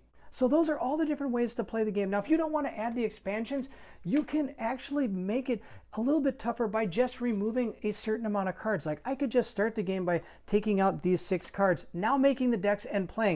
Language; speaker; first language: English; native; English